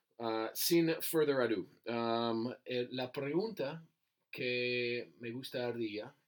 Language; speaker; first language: Spanish; non-native, learner; English